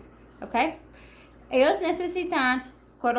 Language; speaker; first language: Spanish; non-native, learner; English